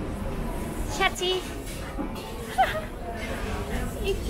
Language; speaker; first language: German; non-native, learner; Thai